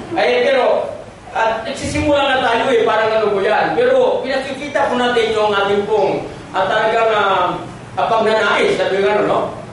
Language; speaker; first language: Filipino; non-native, local second language; Cebuano